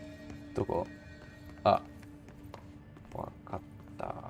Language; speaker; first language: Japanese; non-native, learner; English